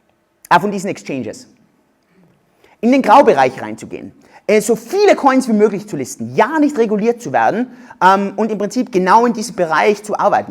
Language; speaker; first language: German; native; German